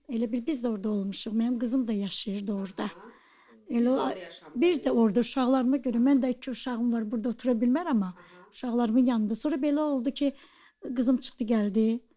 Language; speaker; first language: Azerbaijani; native; Azerbaijani